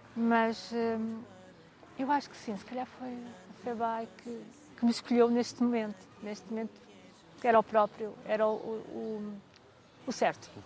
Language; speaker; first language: Portuguese; native; Portuguese